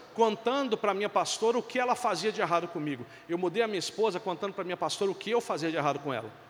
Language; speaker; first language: Portuguese; non-native, fluent; Italian